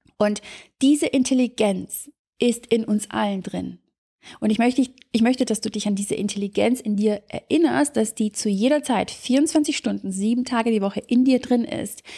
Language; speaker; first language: German; early bilingual, other home language; Serbian